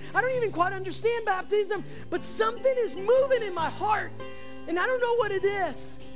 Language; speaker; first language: English; early bilingual, other home language; Spanish